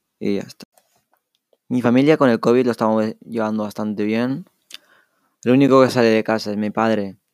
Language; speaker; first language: Spanish; early bilingual, other home language; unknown